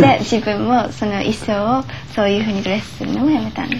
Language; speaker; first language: Japanese; native; Japanese